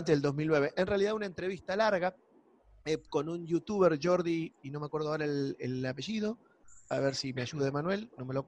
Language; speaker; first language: Spanish; native; Spanish